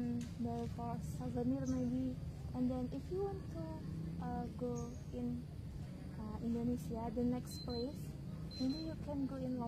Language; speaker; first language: English; non-native, learner; Javanese